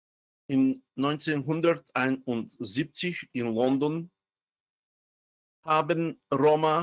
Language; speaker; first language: German; non-native, fluent; Romany